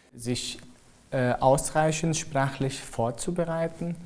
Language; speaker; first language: German; non-native, fluent; Arabic